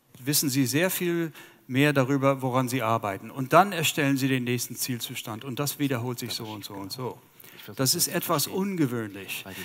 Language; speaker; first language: German; non-native, fluent; English